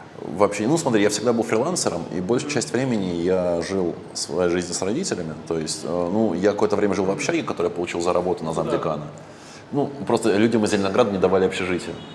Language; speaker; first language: Russian; early bilingual, other home language; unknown